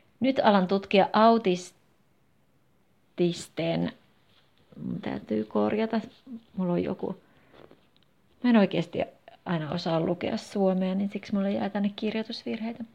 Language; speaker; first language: Finnish; non-native, fluent; English